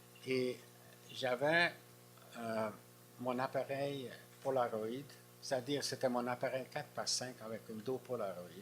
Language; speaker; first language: French; non-native, fluent; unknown